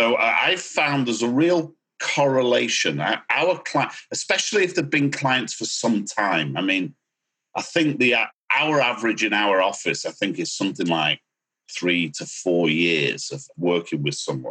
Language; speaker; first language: English; native; English